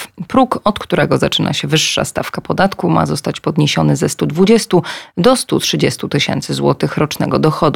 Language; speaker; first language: Polish; native; Polish